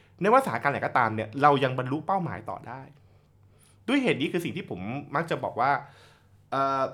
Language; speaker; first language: Thai; native; Thai